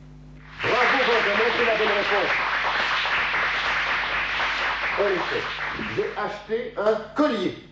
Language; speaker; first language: French; native; French